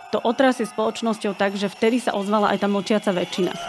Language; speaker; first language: Slovak; native; Slovak